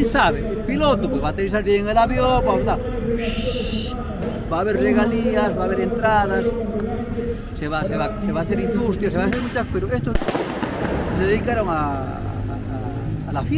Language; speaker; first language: Spanish; native; Spanish